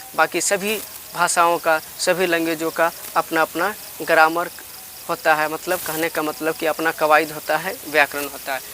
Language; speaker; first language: Hindi; native; Hindi